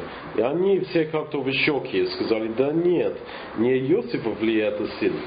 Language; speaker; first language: Russian; non-native, fluent; English